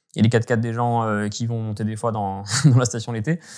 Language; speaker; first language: French; native; French